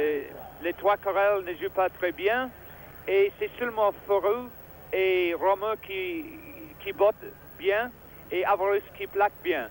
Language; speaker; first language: French; non-native, learner; English